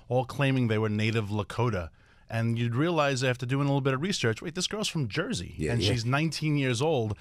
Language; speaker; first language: English; native; English